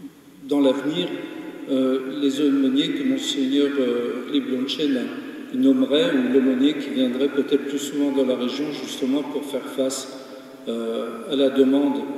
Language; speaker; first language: French; early bilingual, other home language; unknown